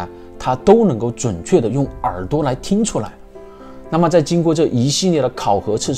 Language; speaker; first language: Chinese; native; Chinese